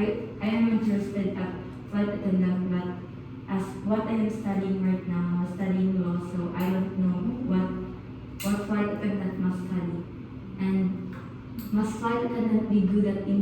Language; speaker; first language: English; non-native, learner; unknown